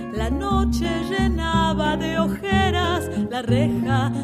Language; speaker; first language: French; non-native, fluent; Spanish